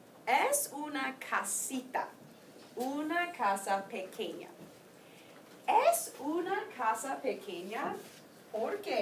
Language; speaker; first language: Spanish; non-native, fluent; English